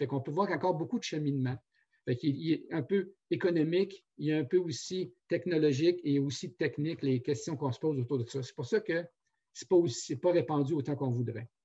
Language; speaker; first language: French; native; French